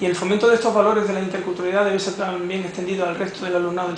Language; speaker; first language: Spanish; native; Spanish